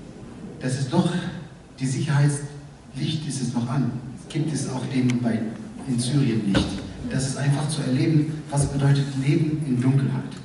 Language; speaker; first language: German; non-native, learner; Arabic